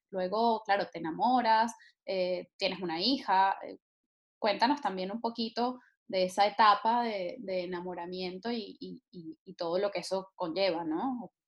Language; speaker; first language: Spanish; native; Spanish